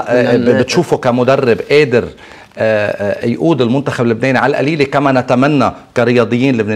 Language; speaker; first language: Arabic; native; Arabic